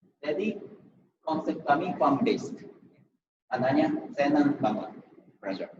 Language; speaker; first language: Indonesian; non-native, fluent; Japanese